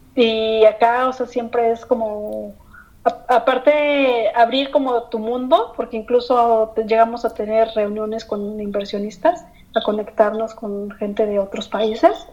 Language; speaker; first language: Spanish; native; Spanish